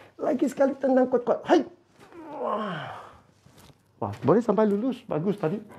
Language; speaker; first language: Malay; non-native, local second language; Chinese